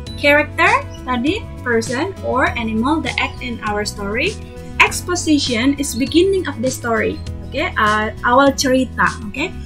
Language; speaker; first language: English; non-native, fluent; Indonesian